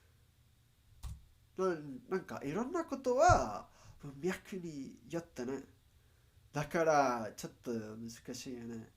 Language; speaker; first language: Japanese; non-native, learner; Spanish